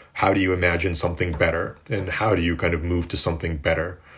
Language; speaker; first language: English; native; English